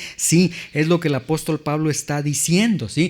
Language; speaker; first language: Spanish; native; Spanish